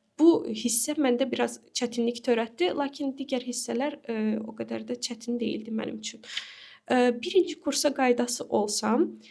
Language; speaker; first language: Azerbaijani; native; Azerbaijani